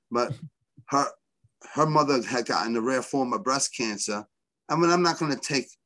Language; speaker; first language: English; native; English